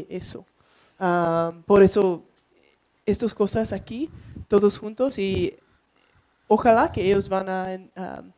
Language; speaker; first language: Spanish; non-native, learner; English